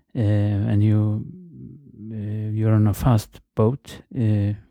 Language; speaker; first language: English; non-native, fluent; Icelandic